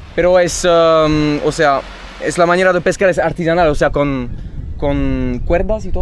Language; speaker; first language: Spanish; non-native, learner; French